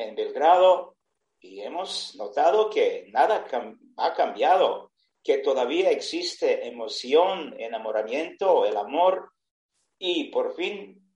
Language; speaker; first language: Spanish; non-native, fluent; Serbian